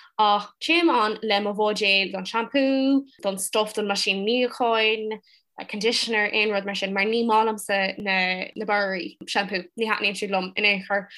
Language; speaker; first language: Irish; non-native, local second language; English